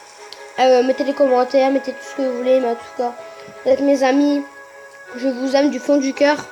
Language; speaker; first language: French; native; French